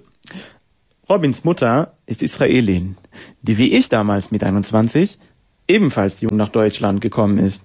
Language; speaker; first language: German; non-native, fluent; Hebrew